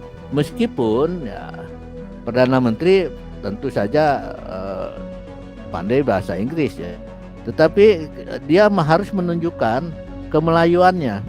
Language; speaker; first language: Indonesian; native; Indonesian